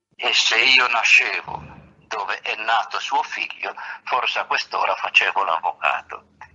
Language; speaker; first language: Italian; native; Italian